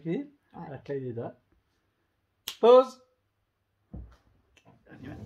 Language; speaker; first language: French; native; French